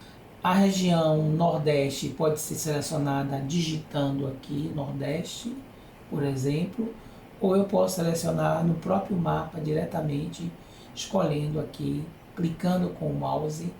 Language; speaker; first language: Portuguese; native; Portuguese